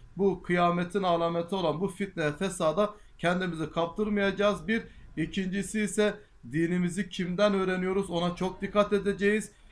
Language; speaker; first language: Turkish; non-native, local second language; Kurdish